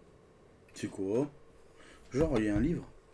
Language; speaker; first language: French; native; French